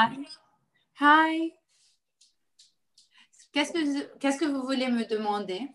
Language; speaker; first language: French; non-native, local second language; Arabic